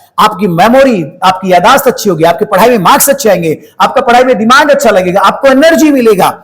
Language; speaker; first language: Hindi; native; Hindi